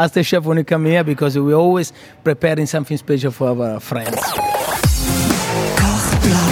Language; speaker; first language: English; non-native, fluent; Italian